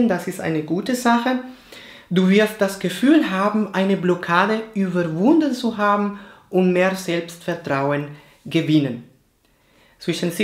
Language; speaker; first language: German; non-native, fluent; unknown